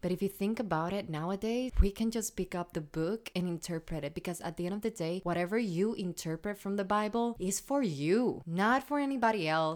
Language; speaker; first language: English; non-native, fluent; Spanish